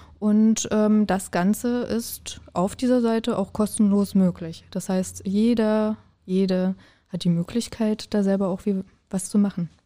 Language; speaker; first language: German; native; German